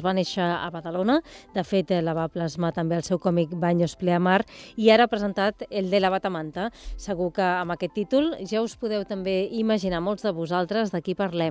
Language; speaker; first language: Catalan; native; Catalan